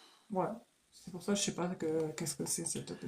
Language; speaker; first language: French; native; French